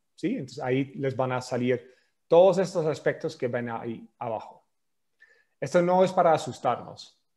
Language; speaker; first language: Spanish; non-native, fluent; Dutch